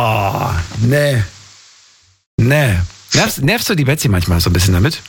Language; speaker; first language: German; native; German